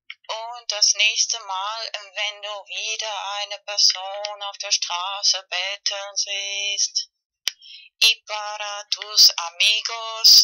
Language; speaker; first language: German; non-native, fluent; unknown